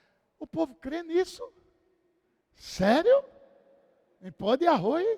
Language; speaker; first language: Portuguese; native; Portuguese